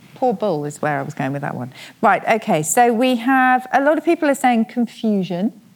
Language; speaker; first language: English; native; English